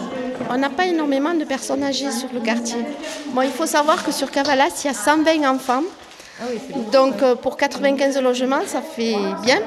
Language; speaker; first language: French; native; French